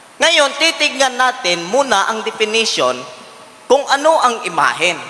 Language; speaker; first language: Filipino; non-native, local second language; Cebuano